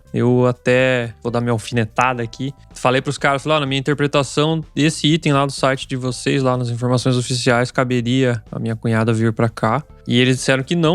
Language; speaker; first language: Portuguese; native; Portuguese